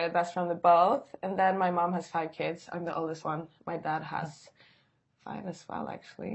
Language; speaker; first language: English; non-native, fluent; Swedish